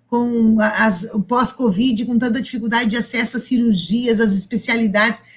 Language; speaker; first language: Portuguese; native; Portuguese